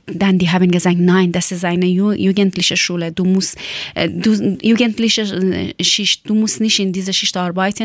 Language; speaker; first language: German; non-native, learner; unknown